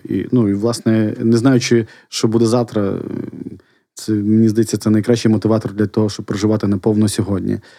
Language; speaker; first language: Ukrainian; non-native, local second language; Russian